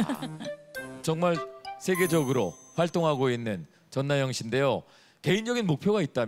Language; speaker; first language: Korean; native; Korean